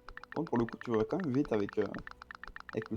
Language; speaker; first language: French; native; French